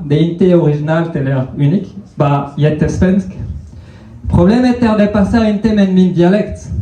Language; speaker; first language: Swedish; non-native, fluent; French